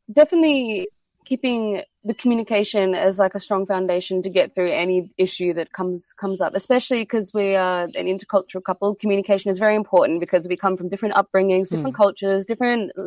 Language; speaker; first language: Punjabi; non-native, learner; English